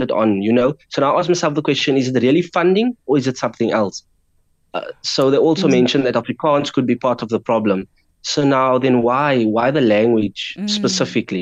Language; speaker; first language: English; non-native, local second language; Afrikaans